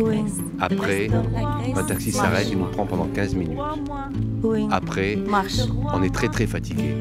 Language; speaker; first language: French; non-native, learner; Arabic